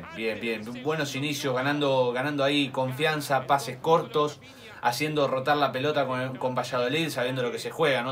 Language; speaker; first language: Spanish; native; Spanish